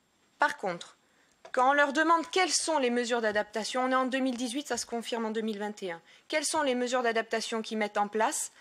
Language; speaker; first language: French; native; French